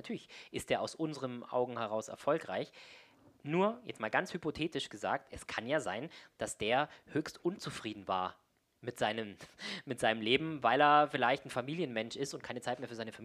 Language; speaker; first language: German; native; German